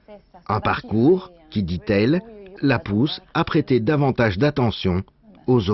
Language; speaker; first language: French; native; French